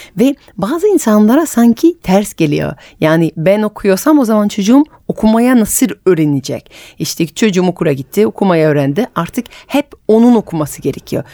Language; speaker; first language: Turkish; non-native, fluent; French